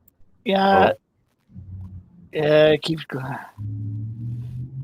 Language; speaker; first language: English; native; English